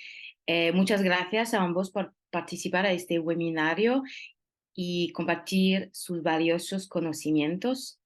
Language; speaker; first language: Spanish; non-native, fluent; French